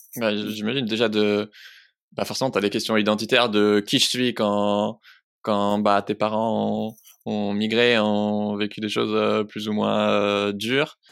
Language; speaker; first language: French; native; French